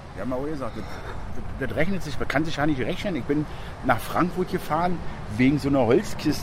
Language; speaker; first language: German; native; German